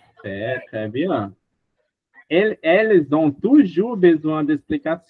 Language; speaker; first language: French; non-native, fluent; Portuguese